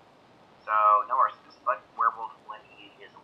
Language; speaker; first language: English; native; English